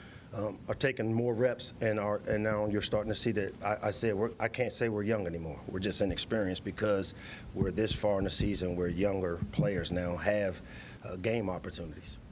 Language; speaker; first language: English; native; English